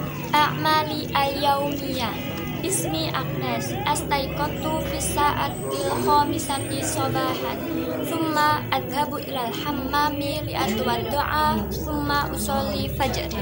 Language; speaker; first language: Arabic; non-native, learner; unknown